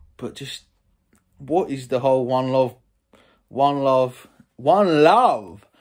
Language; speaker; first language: English; native; English